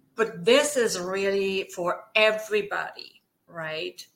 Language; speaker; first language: English; non-native, fluent; German